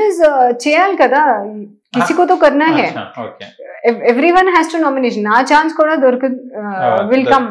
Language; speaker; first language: Telugu; non-native, learner; Hindi